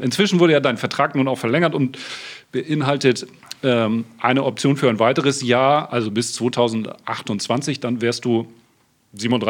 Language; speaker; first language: German; native; German